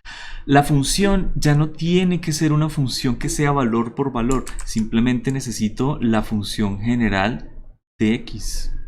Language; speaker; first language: Spanish; native; Spanish